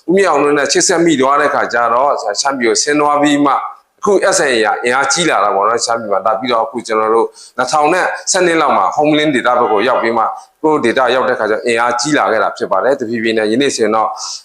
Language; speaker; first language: Burmese; non-native, local second language; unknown